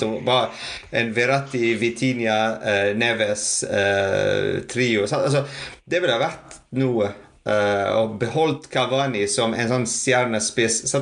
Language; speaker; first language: Norwegian; non-native, fluent; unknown